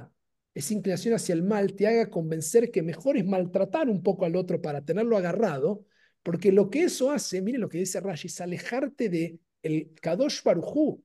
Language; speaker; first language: Spanish; native; Spanish